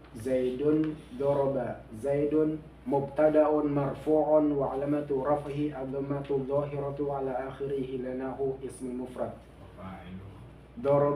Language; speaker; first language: Arabic; non-native, learner; Indonesian